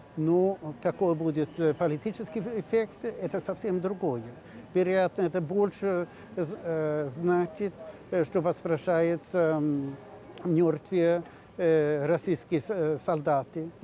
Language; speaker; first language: Russian; non-native, fluent; Swedish